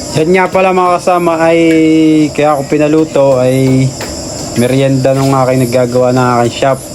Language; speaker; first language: Filipino; native; Filipino